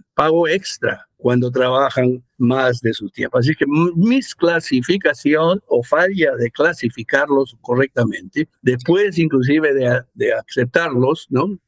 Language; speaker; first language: Spanish; native; Spanish